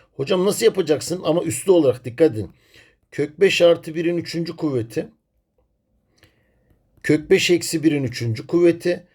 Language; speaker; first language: Turkish; native; Turkish